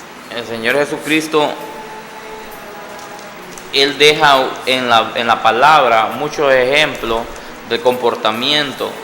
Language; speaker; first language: Spanish; native; Spanish